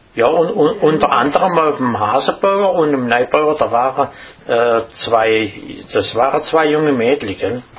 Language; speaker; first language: German; native; German